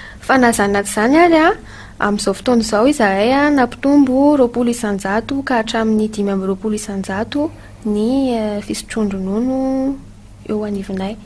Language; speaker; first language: Malagasy; native; Malagasy